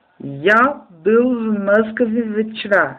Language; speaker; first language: Russian; non-native, fluent; Portuguese